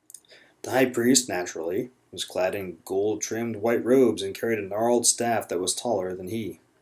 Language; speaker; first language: English; native; English